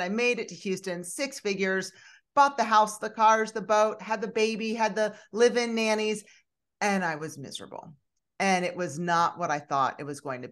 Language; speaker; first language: English; native; English